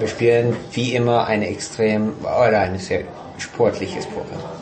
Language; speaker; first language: German; non-native, fluent; English